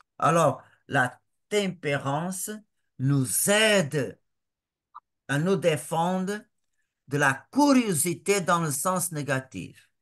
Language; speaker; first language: French; non-native, fluent; Portuguese